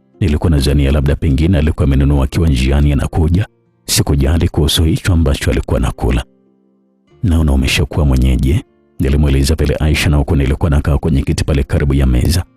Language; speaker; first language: Swahili; native; Swahili